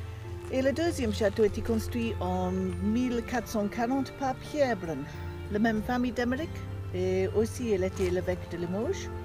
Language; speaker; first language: French; non-native, fluent; English